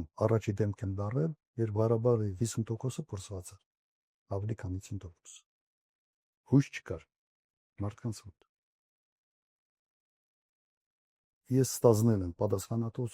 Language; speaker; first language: Armenian; native; Armenian